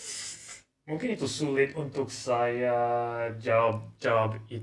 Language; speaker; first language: Indonesian; non-native, learner; English